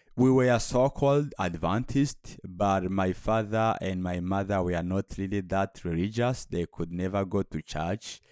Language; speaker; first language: English; non-native, local second language; Kinyarwanda